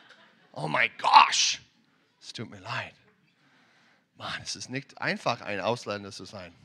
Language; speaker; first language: German; non-native, fluent; English